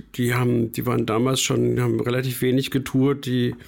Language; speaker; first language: German; native; German